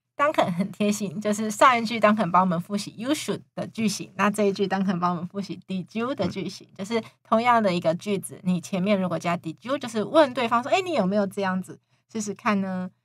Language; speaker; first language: Chinese; native; Chinese